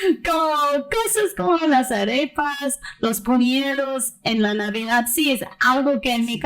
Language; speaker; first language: Spanish; early bilingual, heritage; Spanish